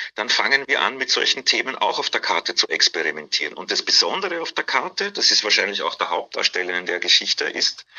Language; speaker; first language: German; native; German